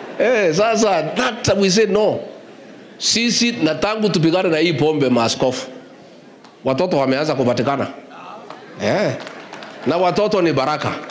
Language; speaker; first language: Swahili; non-native, local second language; Kikuyu